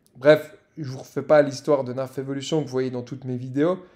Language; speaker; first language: French; native; French